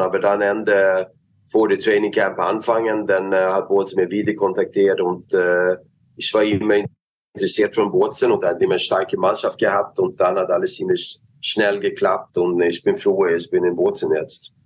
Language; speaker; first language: German; non-native, fluent; Swedish